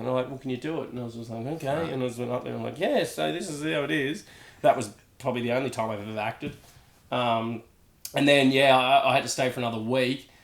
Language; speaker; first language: English; native; English